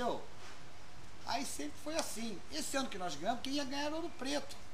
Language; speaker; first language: Portuguese; native; Portuguese